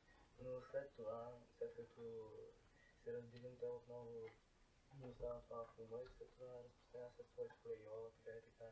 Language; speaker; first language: Bulgarian; non-native, learner; Russian